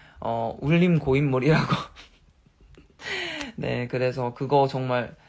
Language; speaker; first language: Korean; native; Korean